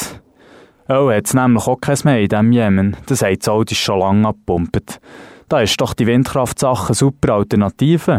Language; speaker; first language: German; native; German